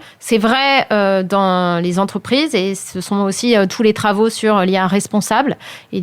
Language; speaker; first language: French; native; French